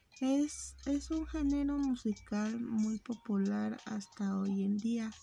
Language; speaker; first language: Spanish; native; Spanish